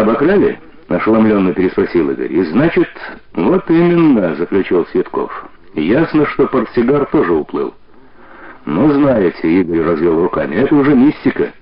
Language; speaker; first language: Russian; native; Russian